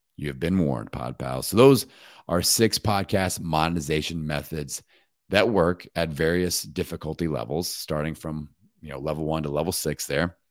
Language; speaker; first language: English; native; English